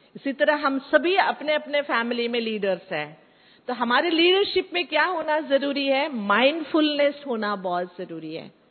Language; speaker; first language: Hindi; non-native, local second language; Kannada